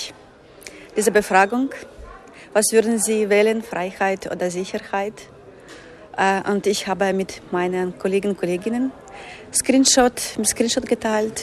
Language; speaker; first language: German; non-native, fluent; Ukrainian